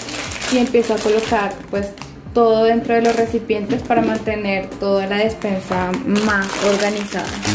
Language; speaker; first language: Spanish; native; Spanish